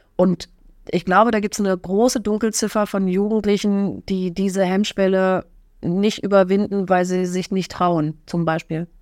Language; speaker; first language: German; native; German